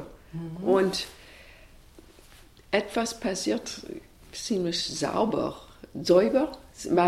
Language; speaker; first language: German; non-native, learner; English